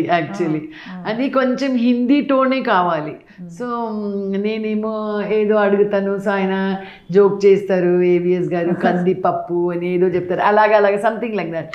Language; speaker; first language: Telugu; non-native, local second language; Malayalam